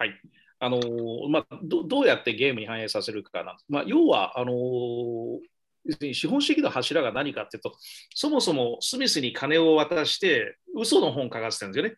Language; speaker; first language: Japanese; native; Japanese